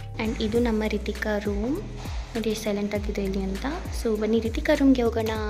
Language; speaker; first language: Kannada; non-native, local second language; Telugu